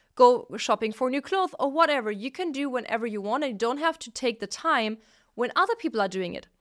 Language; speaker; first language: English; non-native, fluent; Italian